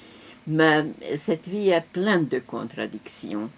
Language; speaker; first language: French; non-native, fluent; Hungarian